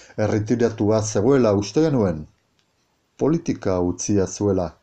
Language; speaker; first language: Basque; native; Basque